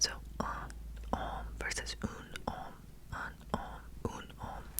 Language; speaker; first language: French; non-native, learner; English